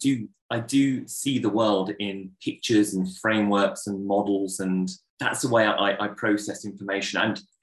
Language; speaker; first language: English; native; English